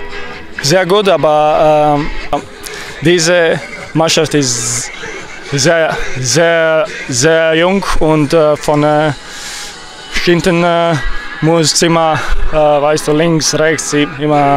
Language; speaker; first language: German; non-native, learner; Croatian